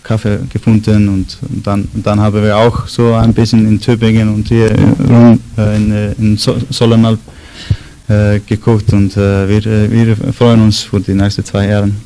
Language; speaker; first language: German; non-native, learner; Icelandic